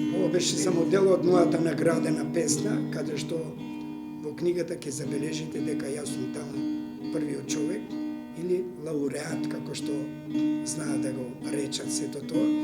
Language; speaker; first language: Macedonian; non-native, local second language; Serbian